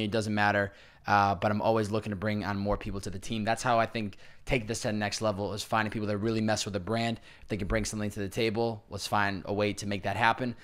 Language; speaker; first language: English; native; English